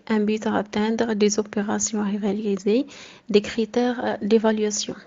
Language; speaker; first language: French; non-native, local second language; Arabic